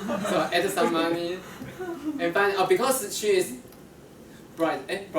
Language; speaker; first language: English; non-native, fluent; Chinese